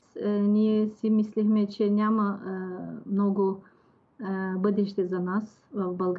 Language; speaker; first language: Bulgarian; non-native, local second language; Turkish